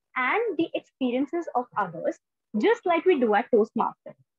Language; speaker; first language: English; non-native, local second language; Hindi